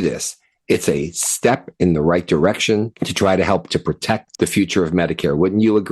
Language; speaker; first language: English; native; English